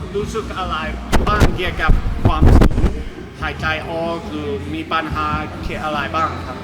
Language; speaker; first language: Thai; non-native, learner; English